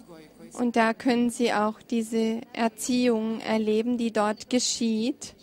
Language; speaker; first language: German; non-native, fluent; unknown